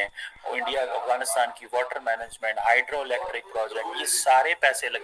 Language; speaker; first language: Hindi; native; Hindi